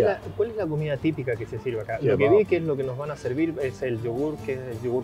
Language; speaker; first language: Spanish; native; Spanish